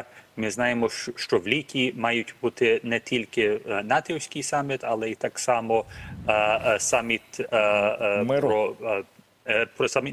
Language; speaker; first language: Ukrainian; early bilingual, heritage; Ukrainian